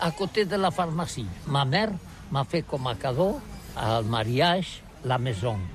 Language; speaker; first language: French; non-native, learner; Catalan